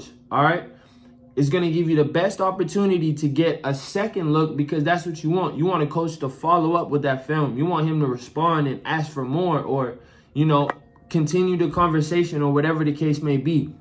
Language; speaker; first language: English; native; English